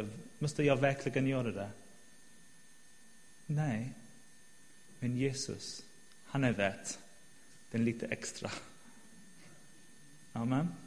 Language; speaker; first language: Swedish; non-native, fluent; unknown